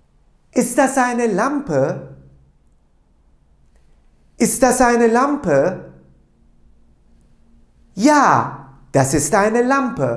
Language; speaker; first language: German; non-native, fluent; Turkish